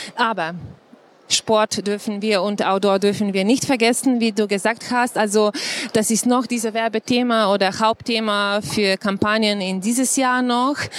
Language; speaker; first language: German; non-native, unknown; Slovenian